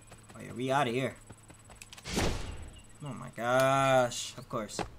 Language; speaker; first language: English; native; English